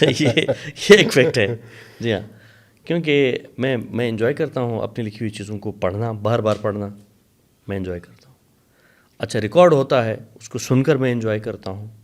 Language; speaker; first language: Urdu; non-native, local second language; Sicilian